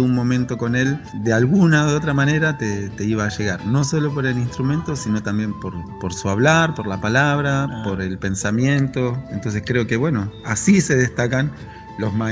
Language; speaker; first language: Spanish; native; Spanish